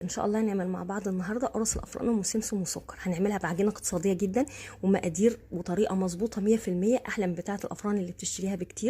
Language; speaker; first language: Arabic; native; Arabic